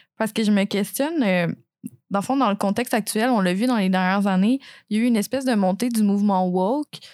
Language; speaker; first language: French; native; French